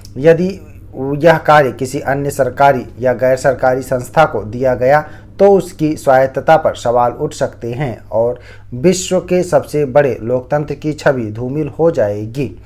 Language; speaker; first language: Hindi; native; Hindi